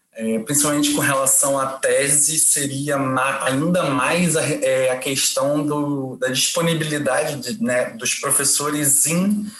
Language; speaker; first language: Portuguese; native; Portuguese